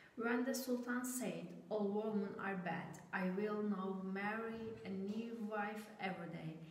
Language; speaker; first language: English; non-native, learner; Turkish